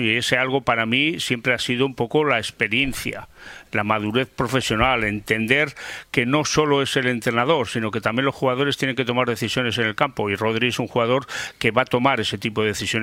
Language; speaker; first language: Spanish; native; Spanish